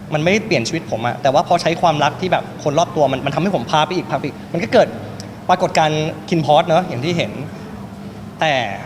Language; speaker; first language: Thai; native; Thai